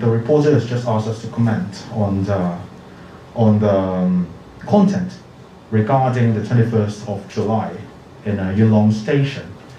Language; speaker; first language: English; non-native, local second language; Cantonese